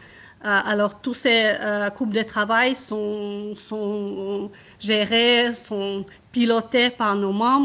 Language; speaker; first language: French; non-native, fluent; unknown